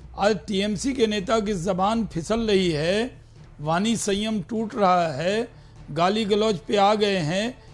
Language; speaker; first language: Hindi; native; Hindi